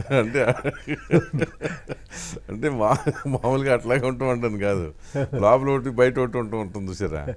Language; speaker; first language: Telugu; native; Telugu